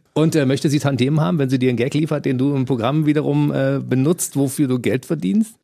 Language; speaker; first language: German; native; German